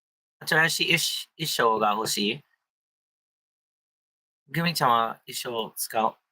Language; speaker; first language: Japanese; non-native, learner; English